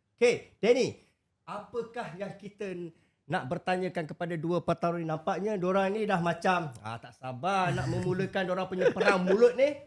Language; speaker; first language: Malay; native; Malay